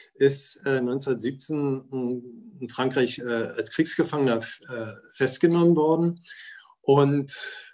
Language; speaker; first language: German; native; German